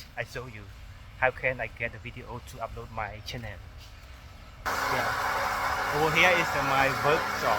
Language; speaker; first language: English; non-native, learner; Khmer